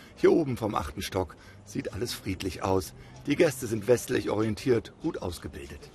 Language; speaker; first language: German; native; German